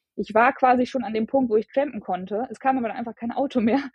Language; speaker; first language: German; native; German